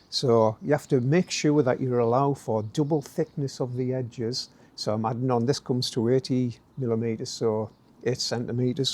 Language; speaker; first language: English; native; English